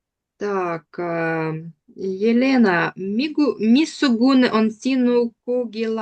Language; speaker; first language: Estonian; non-native, learner; Russian